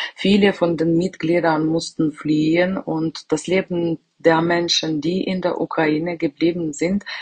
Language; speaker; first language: German; non-native, fluent; Ukrainian